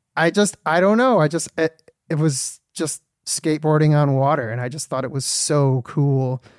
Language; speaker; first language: English; native; English